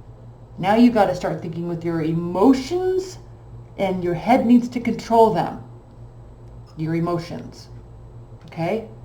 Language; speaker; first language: English; native; English